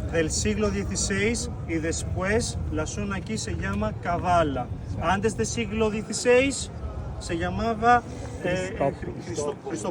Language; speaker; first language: Spanish; non-native, fluent; Greek